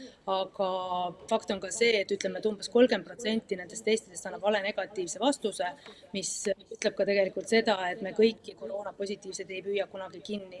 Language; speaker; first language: Estonian; native; Estonian